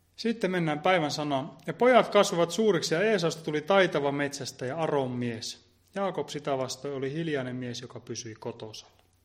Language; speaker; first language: Finnish; native; Finnish